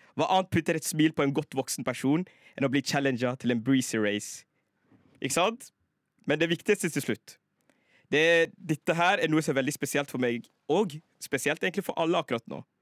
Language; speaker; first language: Norwegian; native; Norwegian